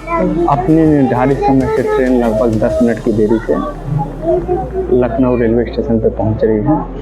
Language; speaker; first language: Hindi; native; Hindi